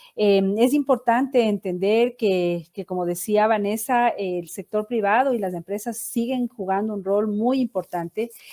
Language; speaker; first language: Spanish; native; Spanish